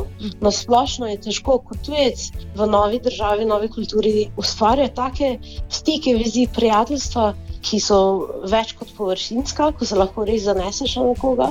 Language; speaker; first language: Slovenian; early bilingual, heritage; Slovenian